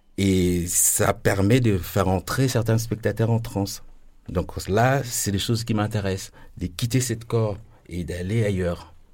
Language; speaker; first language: French; non-native, local second language; Lingala